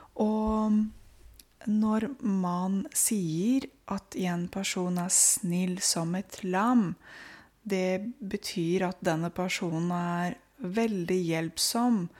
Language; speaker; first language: Norwegian; non-native, fluent; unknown